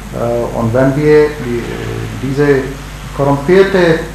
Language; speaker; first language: German; non-native, learner; Urdu